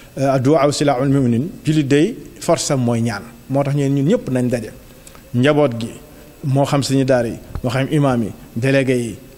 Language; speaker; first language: Wolof; native; Wolof